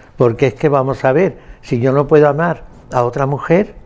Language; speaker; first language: Spanish; native; Spanish